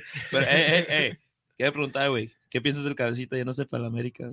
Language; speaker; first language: Spanish; early bilingual, heritage; Spanish